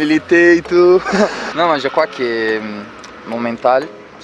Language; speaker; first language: French; non-native, learner; Portuguese